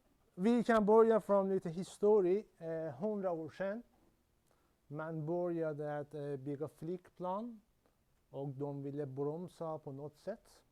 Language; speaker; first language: Swedish; non-native, learner; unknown